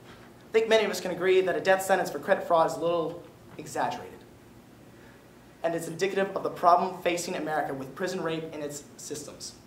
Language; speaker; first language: English; native; English